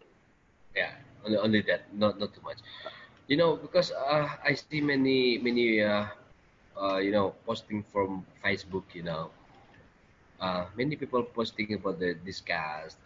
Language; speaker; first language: English; non-native, learner; Indonesian